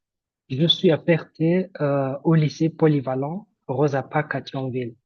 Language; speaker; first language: French; non-native, fluent; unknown